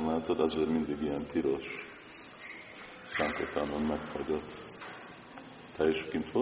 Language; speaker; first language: Hungarian; non-native, fluent; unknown